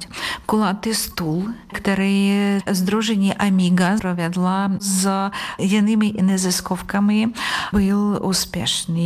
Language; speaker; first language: Czech; non-native, learner; Ukrainian